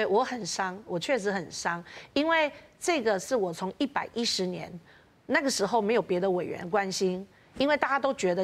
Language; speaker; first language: Chinese; native; Chinese